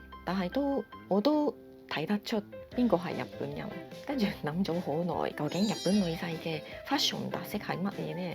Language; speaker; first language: Cantonese; non-native, fluent; Japanese